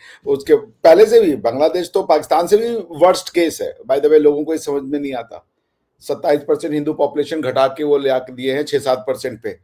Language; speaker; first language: Hindi; native; Hindi